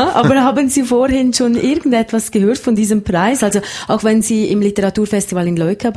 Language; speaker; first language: German; native; German